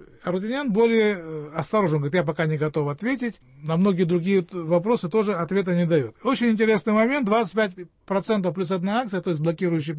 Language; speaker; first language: Russian; native; Russian